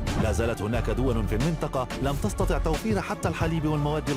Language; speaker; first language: Arabic; native; Arabic